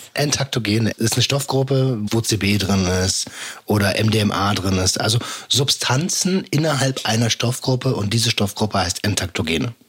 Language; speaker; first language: German; native; German